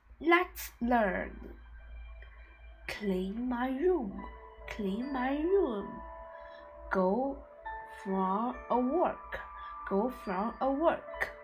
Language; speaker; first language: English; non-native, fluent; Chinese